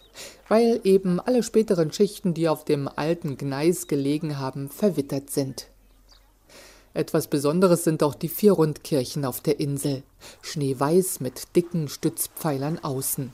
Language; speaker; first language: German; native; German